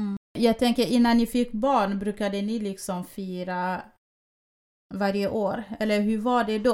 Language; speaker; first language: Swedish; early bilingual, other home language; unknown